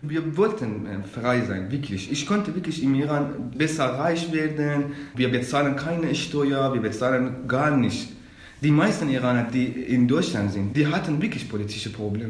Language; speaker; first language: German; non-native, learner; Persian